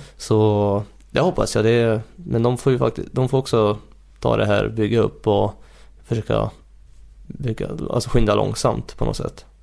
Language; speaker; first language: Swedish; early bilingual, other home language; Hungarian